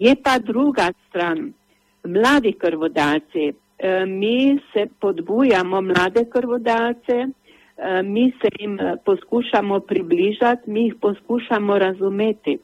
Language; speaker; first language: Slovenian; native; Slovenian